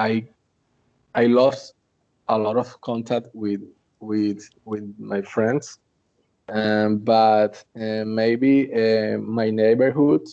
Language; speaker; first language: English; non-native, learner; Spanish